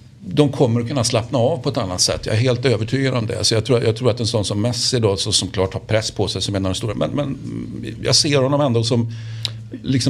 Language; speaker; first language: Swedish; native; Swedish